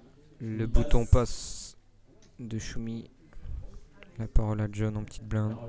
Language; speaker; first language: French; native; French